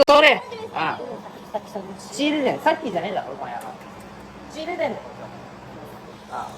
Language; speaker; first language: Japanese; native; Japanese